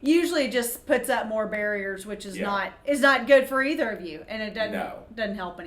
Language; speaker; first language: English; native; English